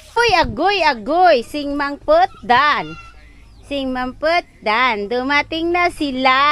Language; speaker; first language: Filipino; non-native, local second language; Iloko